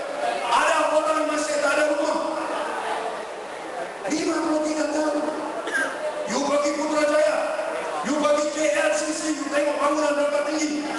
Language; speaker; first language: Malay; non-native, local second language; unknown